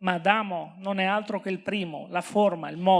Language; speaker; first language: Italian; native; Italian